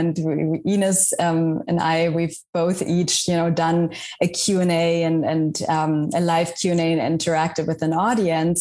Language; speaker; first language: English; non-native, fluent; German